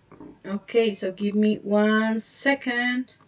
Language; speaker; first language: English; non-native, fluent; Spanish